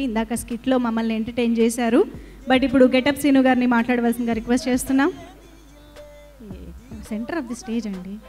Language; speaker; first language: Telugu; native; Telugu